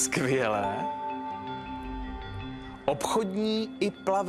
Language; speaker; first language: Czech; native; Czech